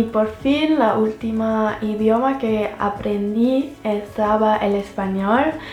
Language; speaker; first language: Spanish; non-native, learner; French